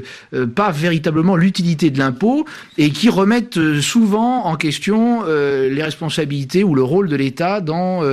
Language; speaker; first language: French; native; French